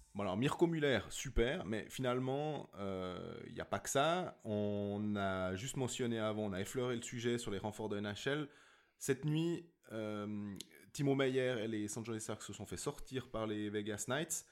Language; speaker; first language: French; native; French